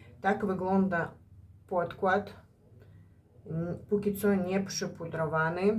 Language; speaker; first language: Polish; non-native, fluent; Ukrainian